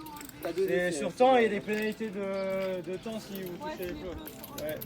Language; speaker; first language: French; native; French